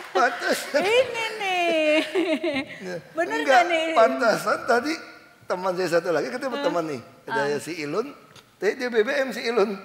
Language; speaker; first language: Indonesian; native; Indonesian